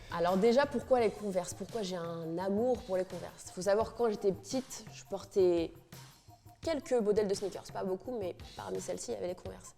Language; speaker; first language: French; native; French